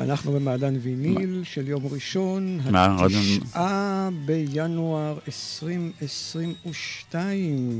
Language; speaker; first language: Hebrew; native; Hebrew